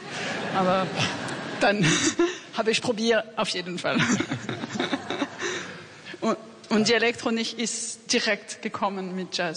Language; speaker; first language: German; non-native, learner; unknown